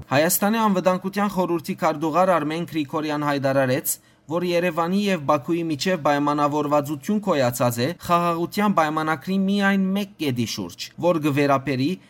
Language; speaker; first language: Armenian; early bilingual, heritage; Armenian